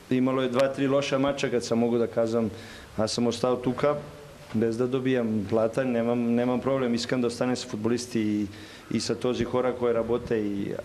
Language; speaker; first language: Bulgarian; non-native, learner; Serbian